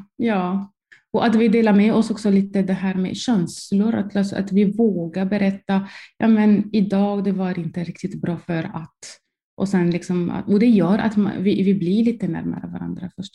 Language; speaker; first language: Swedish; non-native, fluent; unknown